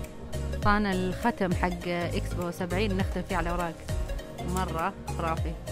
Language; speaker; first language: Arabic; native; Arabic